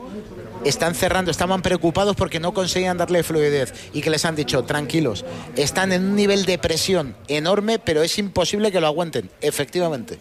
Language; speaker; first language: Spanish; native; Spanish